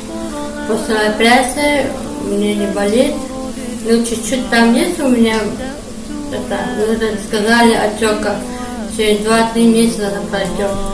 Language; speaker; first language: Russian; non-native, local second language; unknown